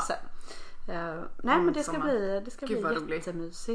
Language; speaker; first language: Swedish; native; Swedish